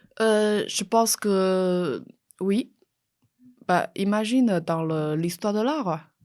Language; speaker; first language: French; non-native, fluent; Chinese